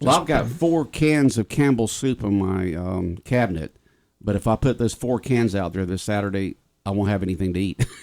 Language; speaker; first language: English; native; English